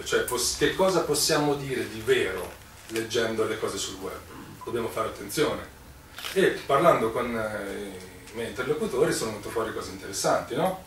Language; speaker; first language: Italian; native; Italian